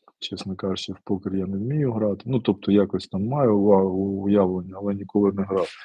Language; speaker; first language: Ukrainian; non-native, local second language; Russian